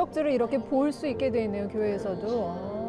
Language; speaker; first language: Korean; native; Korean